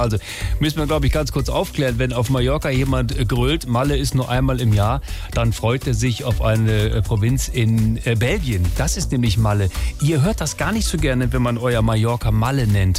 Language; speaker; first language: German; native; German